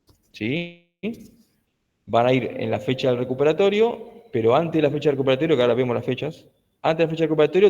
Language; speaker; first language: Spanish; native; Spanish